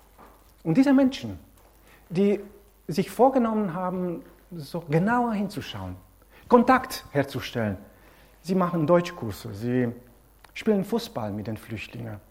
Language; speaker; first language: German; non-native, fluent; Romanian